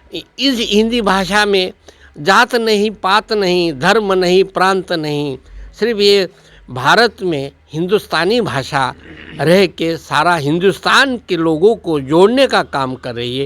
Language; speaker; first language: Hindi; non-native, local second language; Marathi